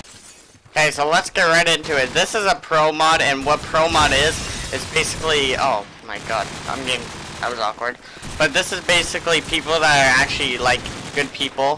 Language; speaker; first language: English; native; English